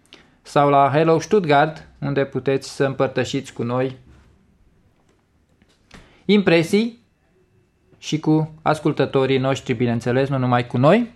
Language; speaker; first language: Romanian; native; Romanian